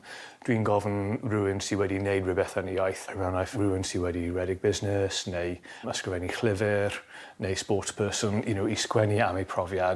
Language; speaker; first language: Welsh; non-native, fluent; English